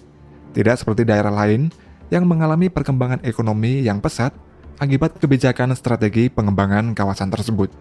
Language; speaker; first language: Indonesian; native; Indonesian